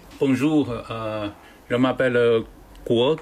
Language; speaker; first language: French; non-native, learner; Chinese